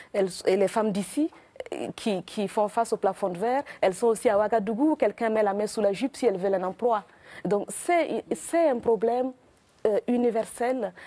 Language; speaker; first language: French; non-native, local second language; Mossi